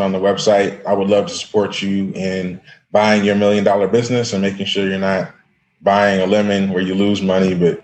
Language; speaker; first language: English; native; English